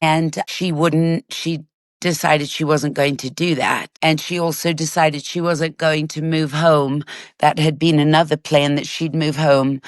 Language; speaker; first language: English; native; English